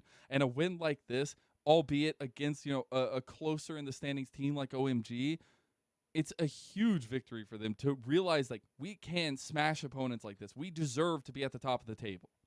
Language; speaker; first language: English; native; English